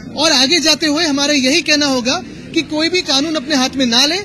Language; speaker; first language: Hindi; non-native, local second language; Marathi